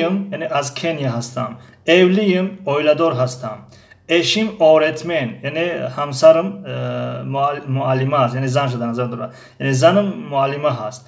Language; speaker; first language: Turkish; non-native, fluent; Tajik